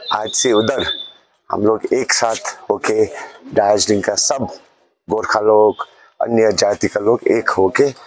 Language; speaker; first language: Hindi; non-native, local second language; Nepali